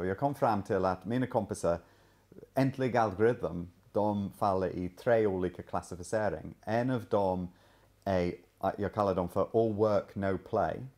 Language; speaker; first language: Swedish; non-native, fluent; English